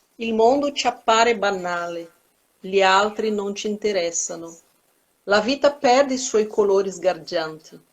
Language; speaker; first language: Italian; non-native, fluent; Portuguese